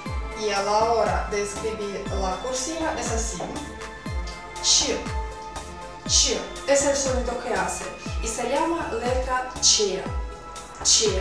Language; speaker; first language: Spanish; non-native, fluent; Russian